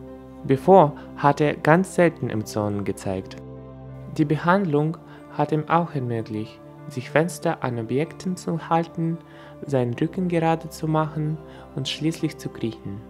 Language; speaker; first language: German; non-native, fluent; Russian